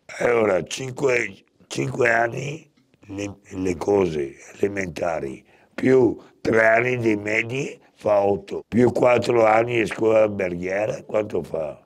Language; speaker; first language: Italian; native; Italian